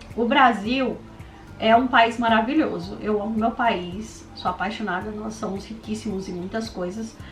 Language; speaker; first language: Portuguese; native; Portuguese